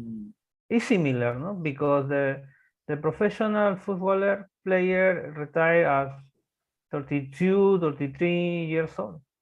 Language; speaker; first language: English; non-native, learner; Spanish